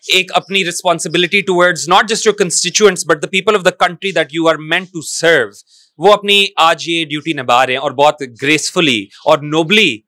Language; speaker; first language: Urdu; non-native, local second language; Punjabi